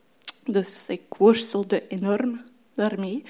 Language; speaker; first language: Dutch; non-native, fluent; French